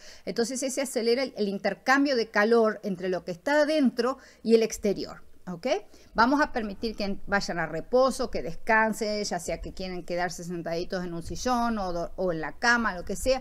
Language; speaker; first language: Spanish; native; Spanish